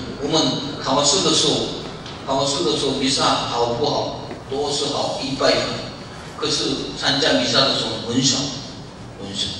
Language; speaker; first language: Chinese; non-native, learner; Korean